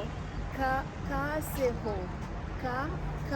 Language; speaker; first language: Hindi; non-native, learner; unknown